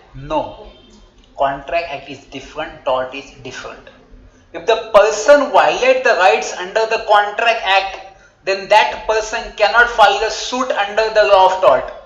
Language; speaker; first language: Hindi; non-native, local second language; Marathi